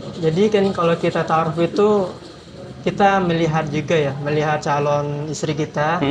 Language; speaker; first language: Indonesian; non-native, local second language; Minangkabau